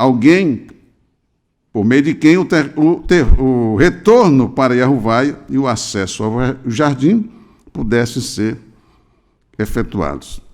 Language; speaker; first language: Portuguese; native; Portuguese